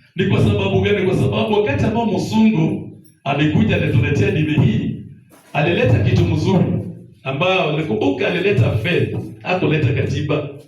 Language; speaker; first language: Swahili; native; Swahili